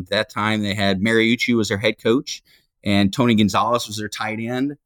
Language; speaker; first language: English; native; English